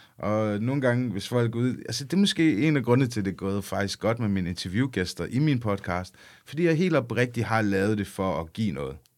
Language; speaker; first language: Danish; early bilingual, other home language; English